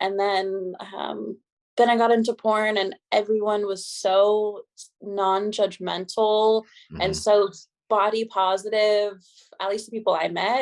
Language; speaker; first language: English; native; English